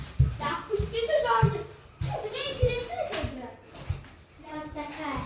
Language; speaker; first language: Russian; non-native, local second language; Azerbaijani